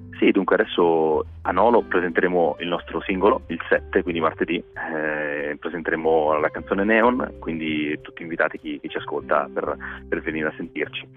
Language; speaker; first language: Italian; native; Italian